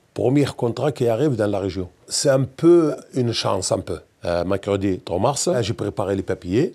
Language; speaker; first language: French; non-native, local second language; Berber languages